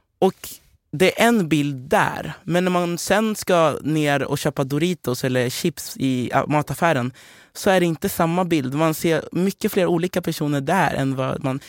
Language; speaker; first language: Swedish; early bilingual, other home language; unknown